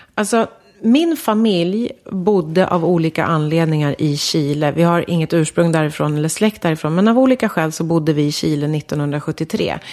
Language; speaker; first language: Swedish; early bilingual, other home language; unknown